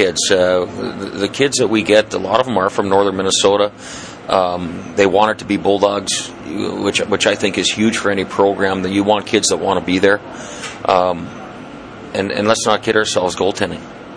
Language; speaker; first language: English; native; English